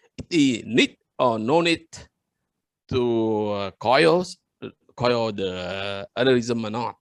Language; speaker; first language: English; non-native, learner; Vietnamese